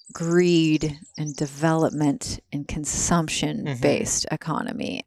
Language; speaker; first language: English; native; English